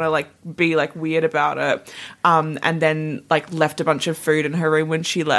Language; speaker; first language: English; native; English